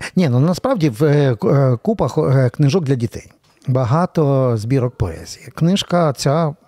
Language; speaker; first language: Ukrainian; native; Ukrainian